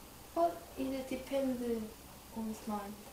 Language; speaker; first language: English; non-native, learner; Korean